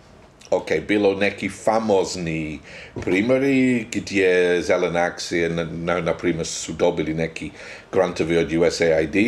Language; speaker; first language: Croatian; non-native, fluent; English